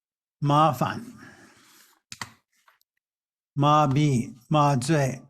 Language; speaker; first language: Chinese; non-native, fluent; English